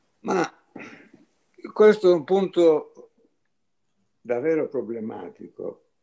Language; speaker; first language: Italian; non-native, fluent; Greek